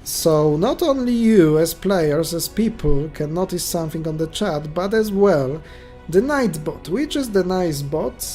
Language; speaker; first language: English; non-native, fluent; Polish